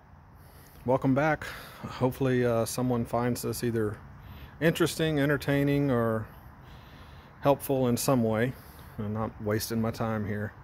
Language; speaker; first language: English; native; English